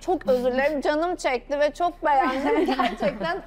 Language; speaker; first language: Turkish; native; Turkish